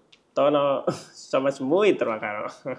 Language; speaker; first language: Spanish; non-native, learner; Chinese